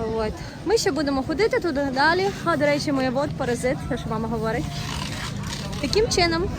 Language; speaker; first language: Ukrainian; non-native, local second language; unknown